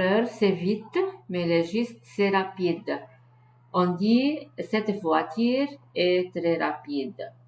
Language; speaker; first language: French; non-native, learner; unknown